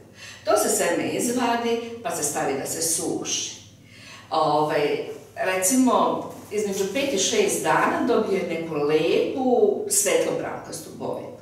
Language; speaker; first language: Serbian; early bilingual, heritage; Serbian